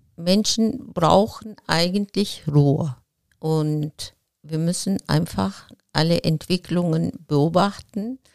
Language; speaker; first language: German; non-native, fluent; Turkish